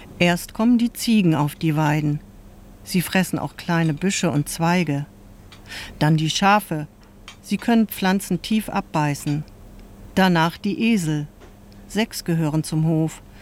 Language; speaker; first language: German; native; German